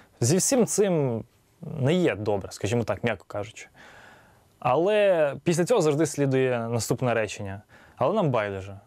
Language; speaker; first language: Ukrainian; native; Ukrainian